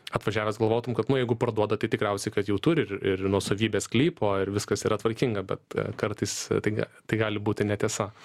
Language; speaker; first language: Lithuanian; native; Lithuanian